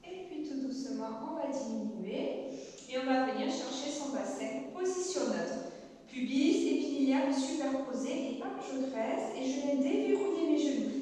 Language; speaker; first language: French; native; French